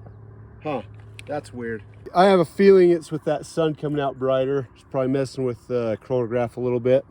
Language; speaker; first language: English; native; English